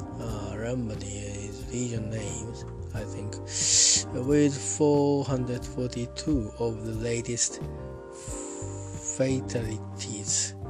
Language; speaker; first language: English; non-native, learner; Japanese